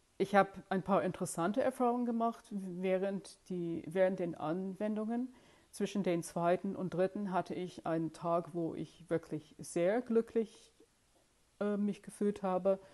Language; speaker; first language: German; non-native, fluent; English